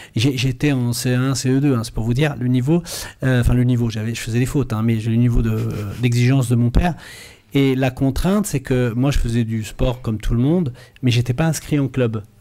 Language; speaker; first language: French; early bilingual, other home language; Arabic